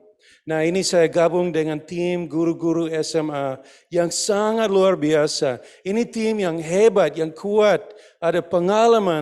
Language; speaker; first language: Indonesian; non-native, fluent; English